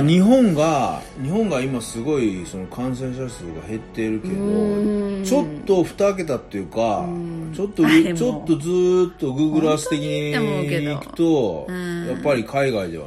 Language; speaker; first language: Japanese; native; Japanese